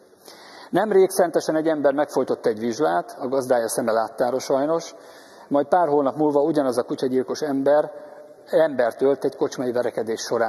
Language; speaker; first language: Hungarian; native; Hungarian